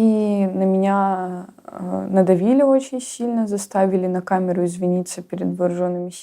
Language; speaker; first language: Russian; native; Russian